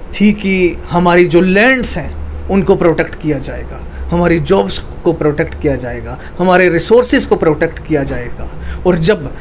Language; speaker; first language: Hindi; native; Hindi